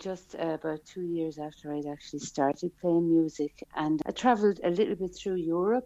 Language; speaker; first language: English; native; English